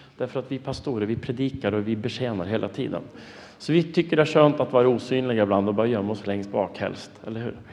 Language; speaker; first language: Swedish; non-native, fluent; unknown